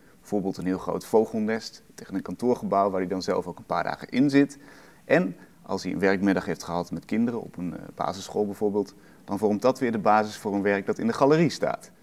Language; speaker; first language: Dutch; native; Dutch